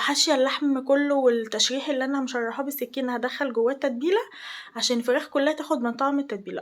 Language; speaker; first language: Arabic; native; Arabic